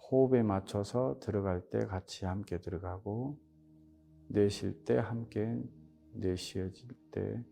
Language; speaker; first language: Korean; native; Korean